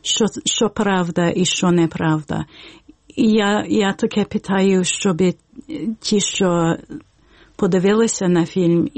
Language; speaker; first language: Ukrainian; early bilingual, heritage; Ukrainian